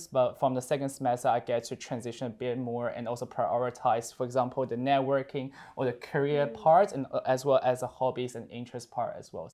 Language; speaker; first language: English; non-native, fluent; Chinese